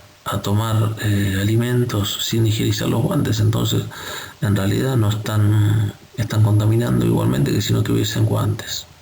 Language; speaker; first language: Spanish; native; Spanish